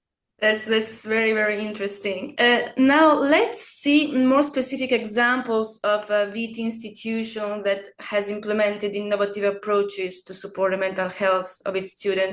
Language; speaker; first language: English; non-native, fluent; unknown